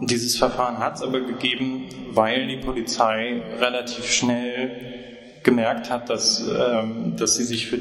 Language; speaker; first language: German; native; German